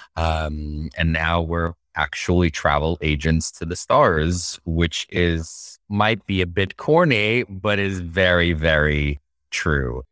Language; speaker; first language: English; early bilingual, other home language; Russian